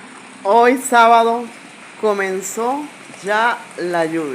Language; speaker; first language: Spanish; native; Spanish